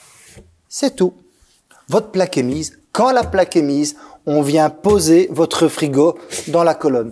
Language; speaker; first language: French; native; French